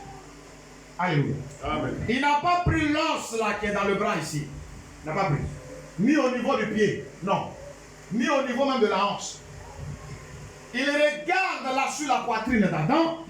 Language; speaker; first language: French; non-native, local second language; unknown